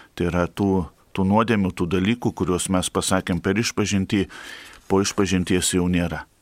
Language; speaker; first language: Lithuanian; native; Lithuanian